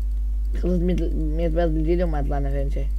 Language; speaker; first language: Arabic; native; Arabic